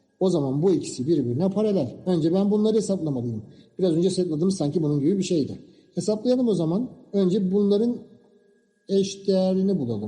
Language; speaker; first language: Turkish; native; Turkish